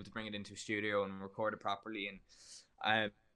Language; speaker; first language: English; native; English